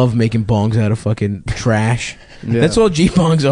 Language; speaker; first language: English; native; English